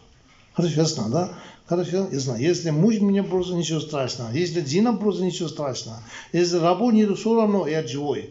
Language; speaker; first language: Russian; non-native, learner; Tibetan